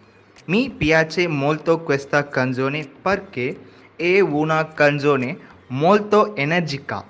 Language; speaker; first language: Italian; non-native, learner; Tamil